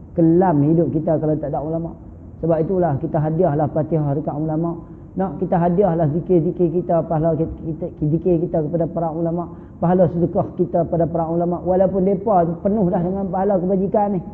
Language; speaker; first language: Malay; native; Malay